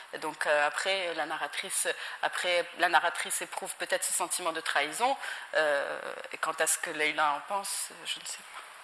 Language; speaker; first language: French; non-native, local second language; Arabic